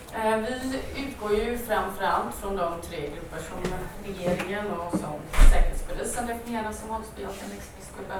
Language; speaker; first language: Swedish; native; Swedish